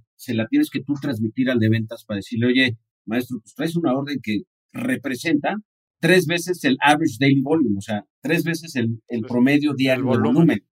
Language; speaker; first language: Spanish; native; Spanish